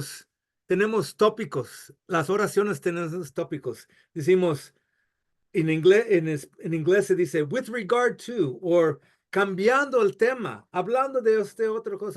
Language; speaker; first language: Spanish; non-native, fluent; English